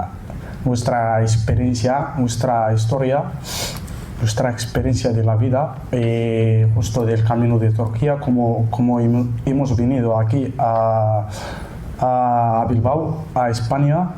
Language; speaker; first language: Spanish; non-native, learner; Central Atlas Tamazight